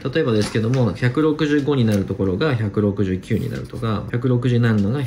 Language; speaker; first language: Japanese; native; Japanese